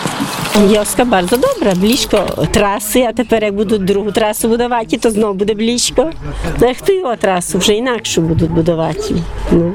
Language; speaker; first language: Polish; non-native, local second language; Ukrainian